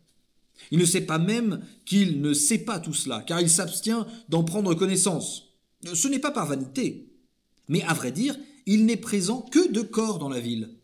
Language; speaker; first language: French; native; French